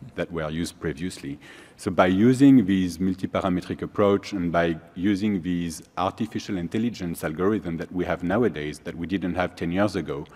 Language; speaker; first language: English; non-native, fluent; French